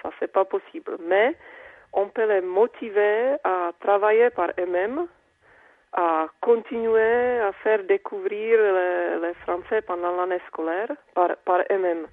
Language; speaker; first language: French; non-native, fluent; Czech